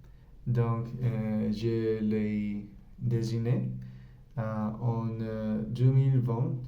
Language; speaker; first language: French; non-native, learner; Spanish